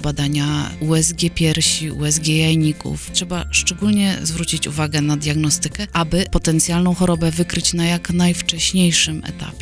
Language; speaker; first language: Polish; native; Polish